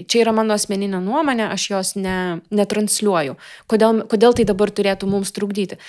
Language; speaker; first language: Lithuanian; non-native, local second language; Russian